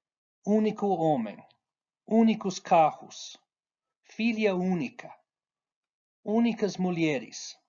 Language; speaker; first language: Portuguese; non-native, fluent; English